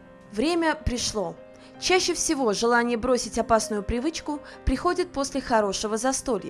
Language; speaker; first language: Russian; native; Russian